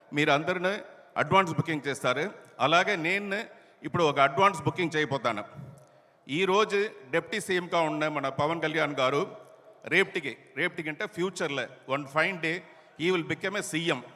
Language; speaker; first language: Telugu; non-native, local second language; Tamil